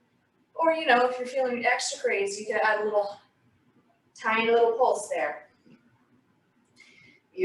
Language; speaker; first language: English; native; English